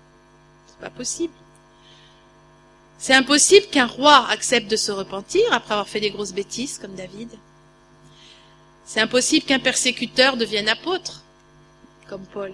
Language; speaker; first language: French; native; French